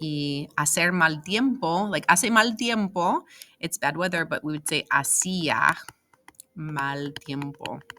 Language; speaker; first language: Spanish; non-native, fluent; English